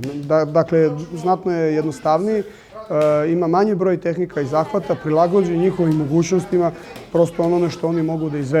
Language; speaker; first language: Bosnian; native; Bosnian